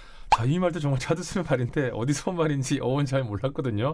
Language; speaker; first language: Korean; native; Korean